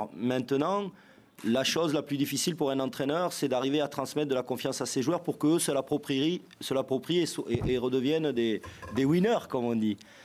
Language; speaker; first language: French; native; French